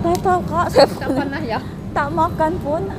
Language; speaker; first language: Indonesian; non-native, learner; Filipino